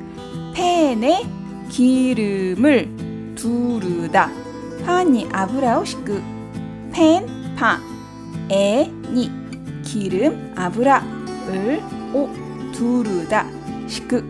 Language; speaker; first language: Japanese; non-native, fluent; Korean